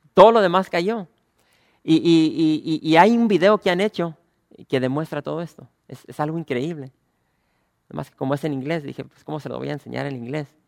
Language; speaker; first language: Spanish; early bilingual, other home language; English